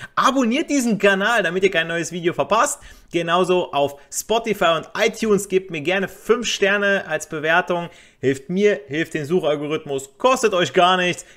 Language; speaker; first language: German; native; German